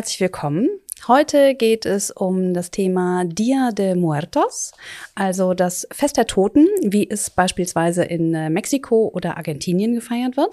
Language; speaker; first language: German; native; German